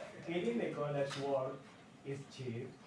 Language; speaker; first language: English; non-native, learner; Spanish